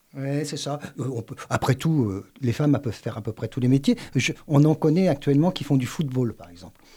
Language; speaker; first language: French; native; French